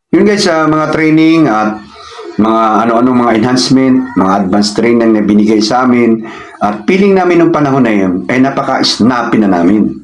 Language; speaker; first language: Filipino; native; Filipino